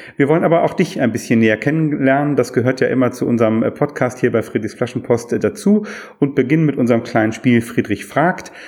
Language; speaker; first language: German; native; German